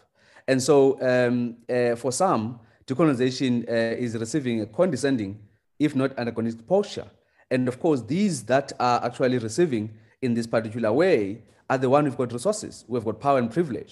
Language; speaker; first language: English; non-native, local second language; Xhosa